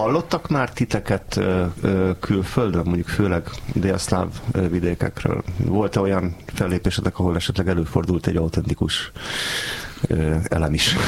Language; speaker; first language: Hungarian; native; Hungarian